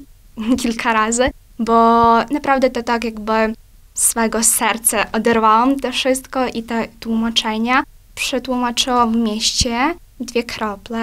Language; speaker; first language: Polish; non-native, fluent; Ukrainian